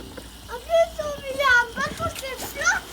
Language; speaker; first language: French; native; French